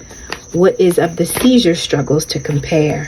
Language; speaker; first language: English; native; English